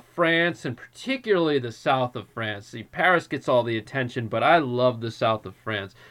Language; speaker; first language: English; native; English